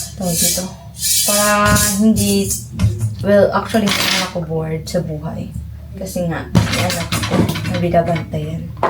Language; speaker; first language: Filipino; non-native, local second language; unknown